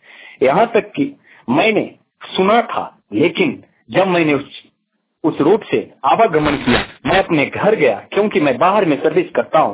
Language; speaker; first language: Hindi; native; Hindi